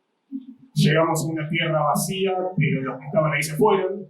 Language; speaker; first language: Spanish; native; Spanish